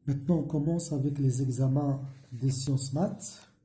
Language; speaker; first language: French; non-native, local second language; Arabic